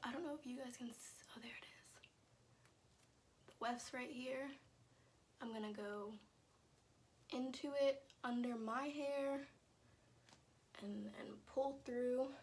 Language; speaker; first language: English; native; English